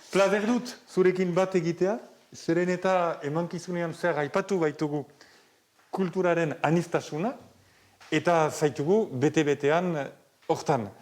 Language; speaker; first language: Basque; native; Basque